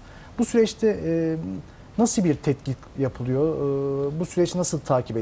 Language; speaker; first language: Turkish; native; Turkish